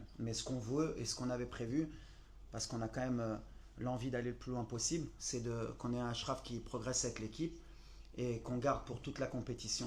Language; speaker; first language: French; native; French